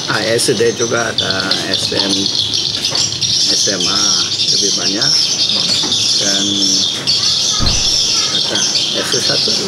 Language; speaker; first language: Indonesian; non-native, learner; Korean